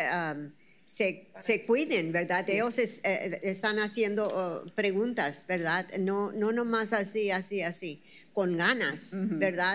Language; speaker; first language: Spanish; early bilingual, heritage; Spanish